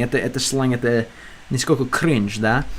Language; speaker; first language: Russian; non-native, learner; English